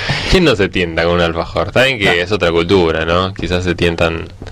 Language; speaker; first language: Spanish; native; Spanish